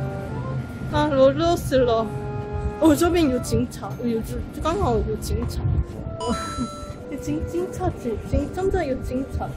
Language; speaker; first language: Chinese; non-native, learner; Korean